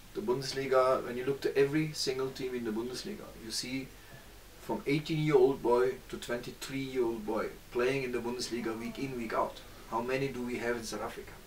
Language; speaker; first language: English; non-native, fluent; Turkish